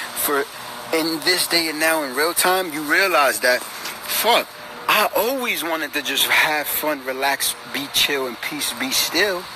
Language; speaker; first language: English; early bilingual, other home language; Spanish